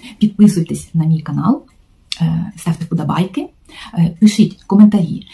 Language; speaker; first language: Ukrainian; non-native, local second language; Russian